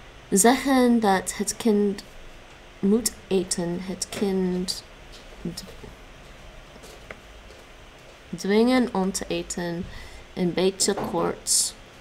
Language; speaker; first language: Dutch; non-native, learner; English